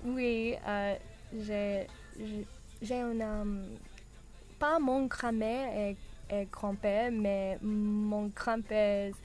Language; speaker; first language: French; non-native, learner; English